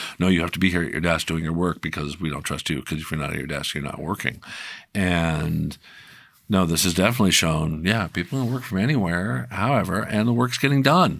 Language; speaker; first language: English; native; English